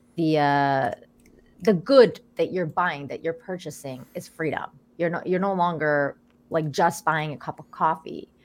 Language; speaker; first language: English; early bilingual, other home language; Persian